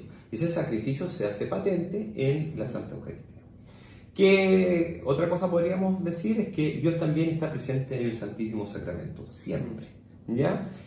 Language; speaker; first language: Spanish; native; Spanish